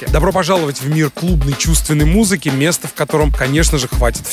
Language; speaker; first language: Russian; native; Russian